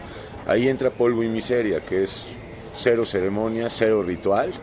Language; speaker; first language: Spanish; native; Spanish